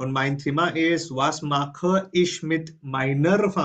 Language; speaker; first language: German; non-native, fluent; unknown